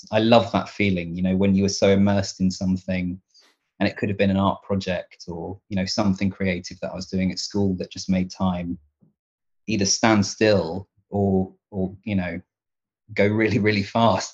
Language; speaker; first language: English; native; English